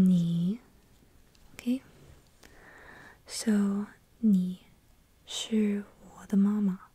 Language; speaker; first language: Chinese; non-native, fluent; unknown